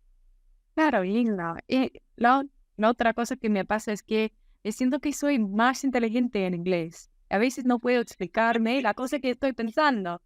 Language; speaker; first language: Spanish; non-native, fluent; English